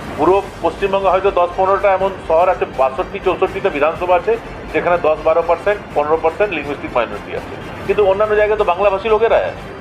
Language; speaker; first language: Bangla; non-native, local second language; Hindi